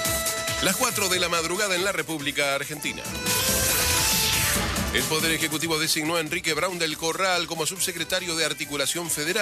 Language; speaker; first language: Spanish; native; Spanish